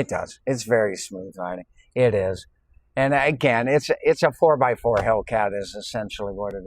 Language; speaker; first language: English; native; English